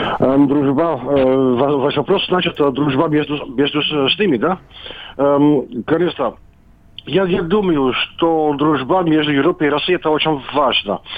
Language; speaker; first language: Russian; non-native, learner; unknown